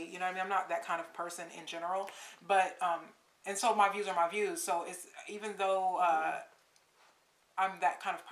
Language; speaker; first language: English; native; English